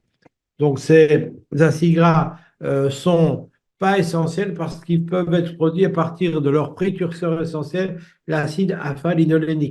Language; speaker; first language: French; native; French